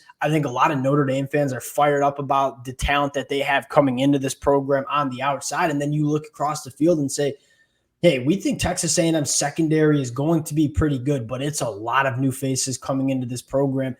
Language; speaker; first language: English; native; English